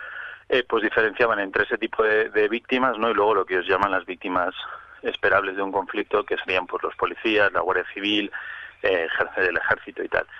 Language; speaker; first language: Spanish; native; Spanish